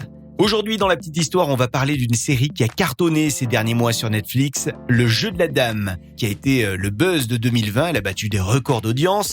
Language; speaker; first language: French; native; French